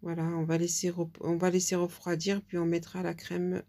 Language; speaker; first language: French; non-native, local second language; Arabic